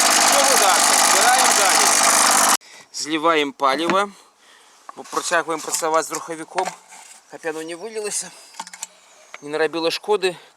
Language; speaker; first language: Belarusian; native; Belarusian